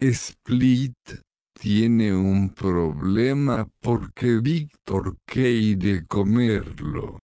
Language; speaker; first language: Spanish; non-native, learner; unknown